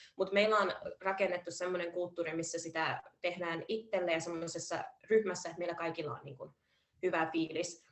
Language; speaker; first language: Finnish; early bilingual, heritage; Finnish